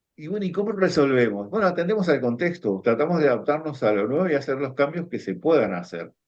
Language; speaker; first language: Spanish; native; Spanish